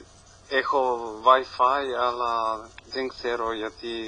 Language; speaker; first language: Greek; non-native, learner; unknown